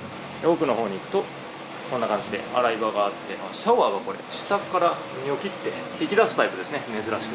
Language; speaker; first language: Japanese; native; Japanese